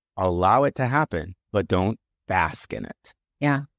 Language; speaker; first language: English; native; English